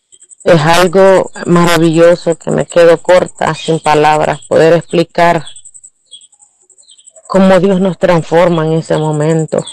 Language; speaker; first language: Spanish; native; Spanish